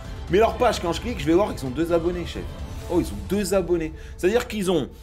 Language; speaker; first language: French; native; French